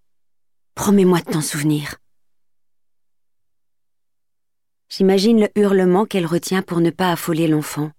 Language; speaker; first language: French; native; French